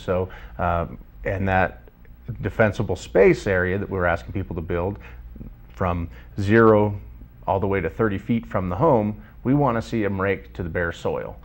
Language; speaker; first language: English; native; English